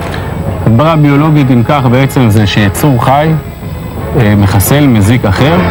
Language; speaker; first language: Hebrew; native; Hebrew